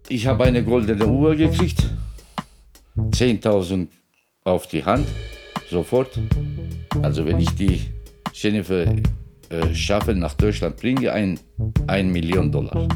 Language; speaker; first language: German; non-native, fluent; Turkish